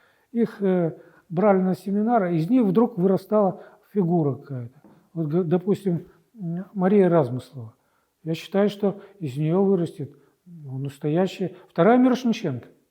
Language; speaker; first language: Russian; native; Russian